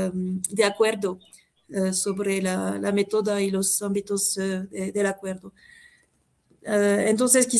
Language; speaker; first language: Spanish; non-native, fluent; French